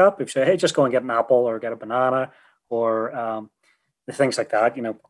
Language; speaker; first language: English; native; English